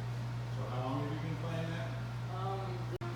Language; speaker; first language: English; native; English